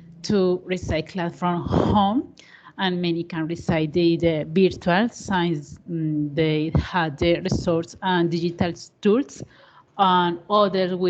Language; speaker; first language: English; non-native, learner; Spanish